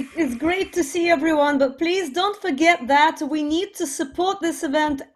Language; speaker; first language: English; non-native, fluent; Russian